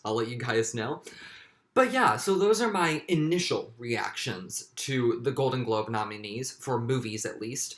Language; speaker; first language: English; native; English